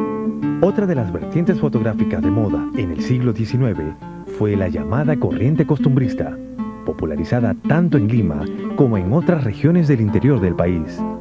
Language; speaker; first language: Spanish; native; Spanish